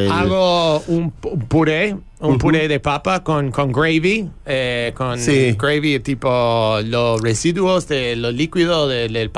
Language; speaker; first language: Spanish; non-native, fluent; English